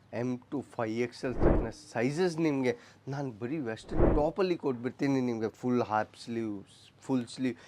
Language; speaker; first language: Kannada; non-native, local second language; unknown